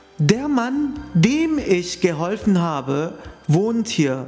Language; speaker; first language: German; non-native, fluent; Turkish